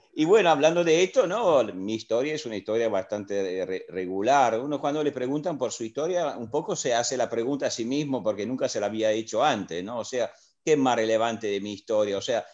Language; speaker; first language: Spanish; non-native, fluent; Italian